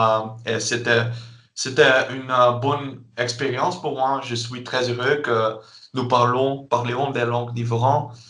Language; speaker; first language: French; non-native, learner; Dutch